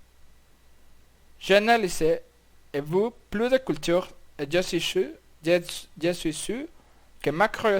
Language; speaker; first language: French; non-native, learner; Spanish